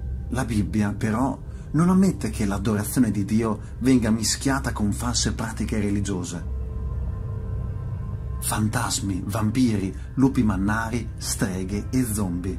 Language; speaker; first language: Italian; native; Italian